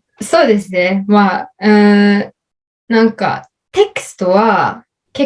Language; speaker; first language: Japanese; non-native, learner; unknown